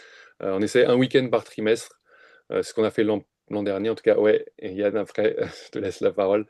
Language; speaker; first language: French; native; French